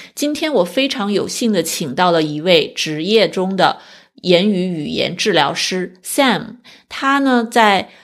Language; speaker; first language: Chinese; native; Chinese